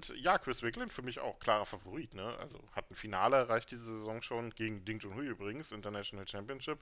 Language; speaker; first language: German; native; German